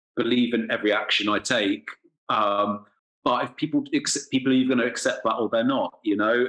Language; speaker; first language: English; native; English